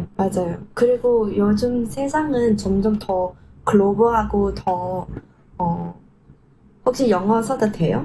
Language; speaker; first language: Korean; non-native, learner; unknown